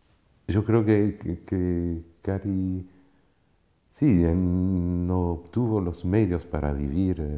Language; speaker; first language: Spanish; non-native, fluent; French